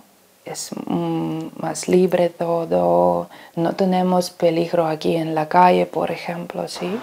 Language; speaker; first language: Spanish; non-native, learner; Ukrainian